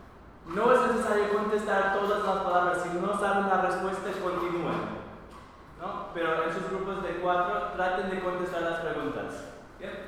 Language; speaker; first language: Spanish; non-native, fluent; English